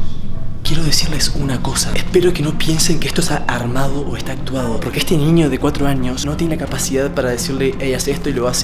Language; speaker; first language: Spanish; native; Spanish